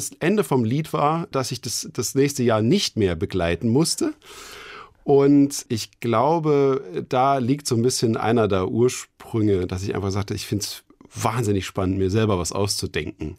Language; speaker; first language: German; native; German